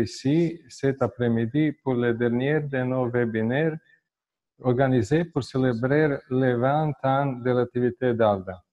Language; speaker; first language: French; non-native, fluent; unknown